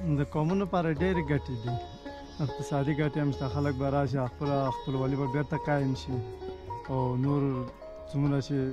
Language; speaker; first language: Pashto; non-native, local second language; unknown